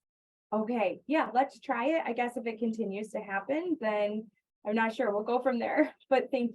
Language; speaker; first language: English; native; English